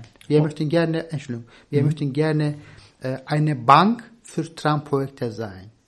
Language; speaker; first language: German; non-native, fluent; Turkish